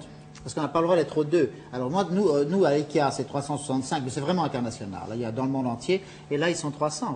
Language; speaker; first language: French; native; French